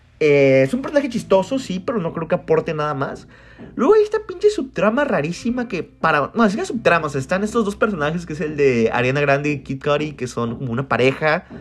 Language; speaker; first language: Spanish; native; Spanish